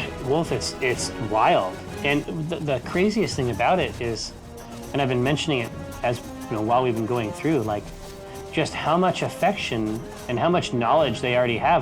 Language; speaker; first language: English; native; English